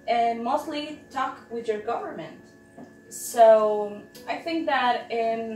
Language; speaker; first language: English; non-native, fluent; Spanish